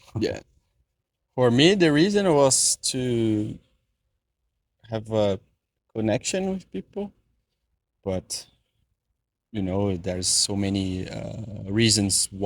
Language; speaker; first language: English; non-native, fluent; Portuguese